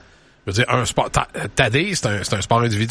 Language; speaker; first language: French; native; French